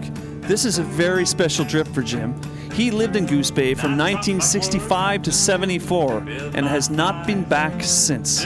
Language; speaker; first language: English; native; English